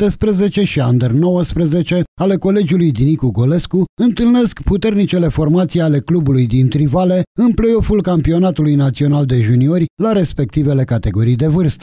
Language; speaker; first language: Romanian; native; Romanian